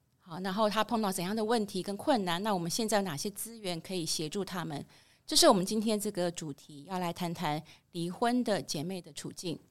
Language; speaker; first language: Chinese; native; Chinese